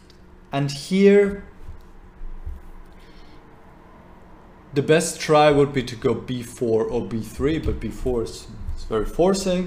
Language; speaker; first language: English; non-native, fluent; German